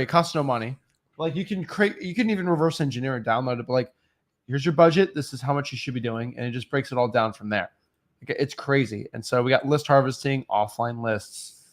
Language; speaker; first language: English; native; English